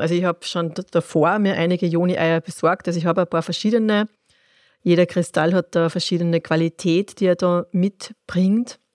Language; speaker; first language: German; native; German